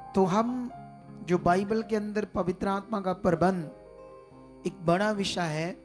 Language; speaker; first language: Hindi; non-native, local second language; Punjabi